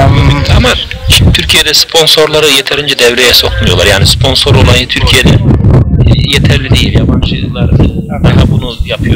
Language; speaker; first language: Turkish; native; Turkish